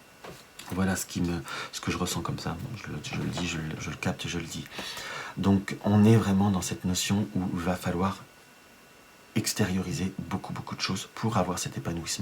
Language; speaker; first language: French; native; French